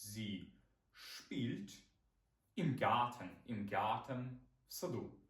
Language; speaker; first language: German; non-native, fluent; Ukrainian